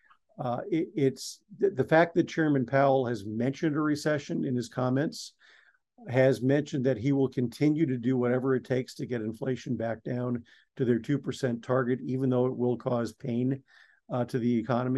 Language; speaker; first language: English; native; English